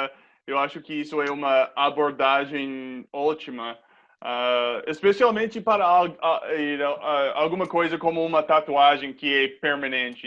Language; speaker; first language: Portuguese; non-native, fluent; English